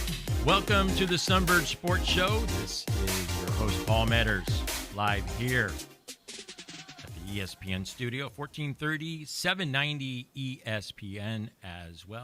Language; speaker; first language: English; native; English